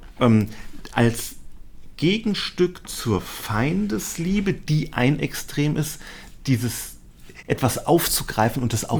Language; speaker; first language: German; native; German